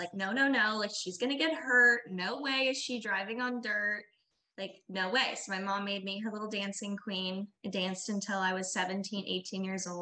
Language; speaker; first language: English; native; English